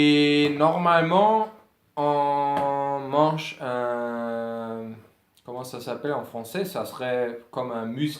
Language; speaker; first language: French; non-native, fluent; German